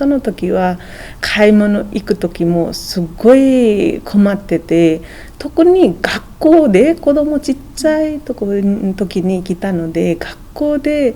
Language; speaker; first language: Japanese; non-native, fluent; Nepali